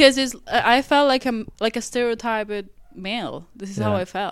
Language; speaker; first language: English; non-native, fluent; Italian